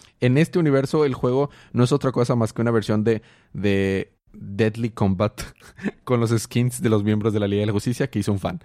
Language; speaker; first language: Spanish; native; Spanish